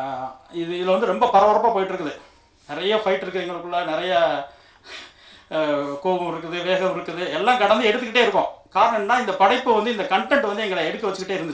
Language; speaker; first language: Tamil; native; Tamil